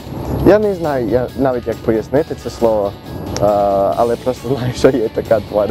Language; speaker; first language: Ukrainian; early bilingual, heritage; Ukrainian